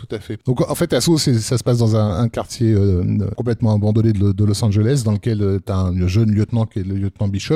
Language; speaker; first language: French; native; French